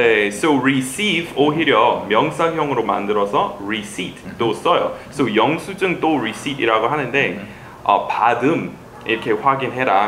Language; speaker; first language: Korean; non-native, fluent; English